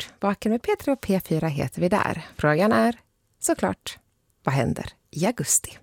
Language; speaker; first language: Swedish; native; Swedish